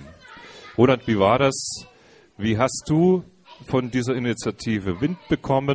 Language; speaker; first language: German; native; German